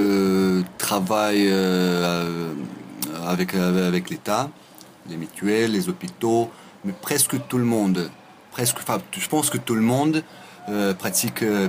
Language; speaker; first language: French; non-native, fluent; Russian